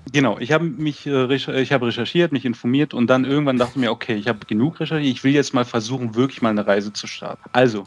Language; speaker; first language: German; early bilingual, other home language; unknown